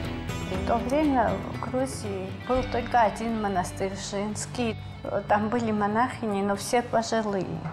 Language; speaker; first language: Russian; non-native, fluent; Georgian